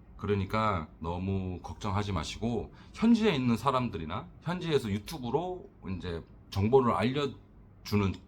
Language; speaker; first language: Korean; native; Korean